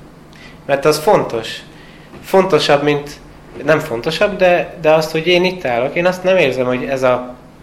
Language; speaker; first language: Hungarian; non-native, fluent; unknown